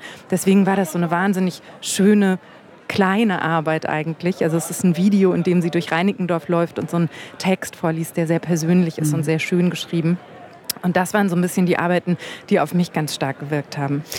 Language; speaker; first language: German; native; German